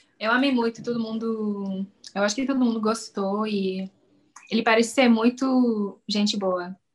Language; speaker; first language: Portuguese; non-native, fluent; English